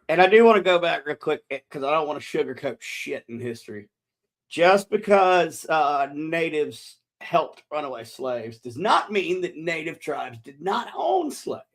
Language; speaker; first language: English; native; English